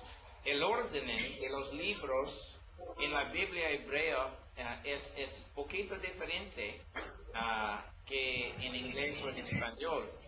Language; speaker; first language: Spanish; non-native, learner; English